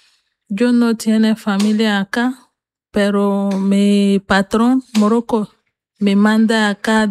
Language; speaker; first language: Spanish; non-native, learner; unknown